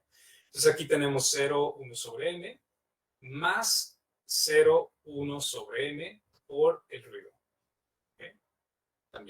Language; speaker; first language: Spanish; native; Spanish